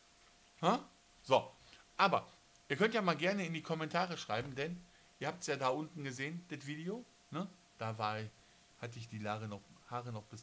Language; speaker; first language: German; native; German